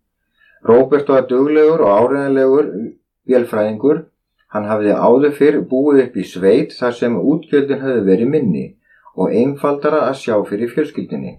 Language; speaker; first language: Icelandic; native; Icelandic